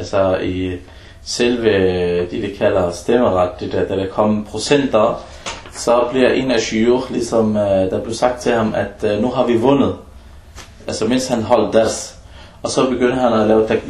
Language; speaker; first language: Danish; early bilingual, other home language; Arabic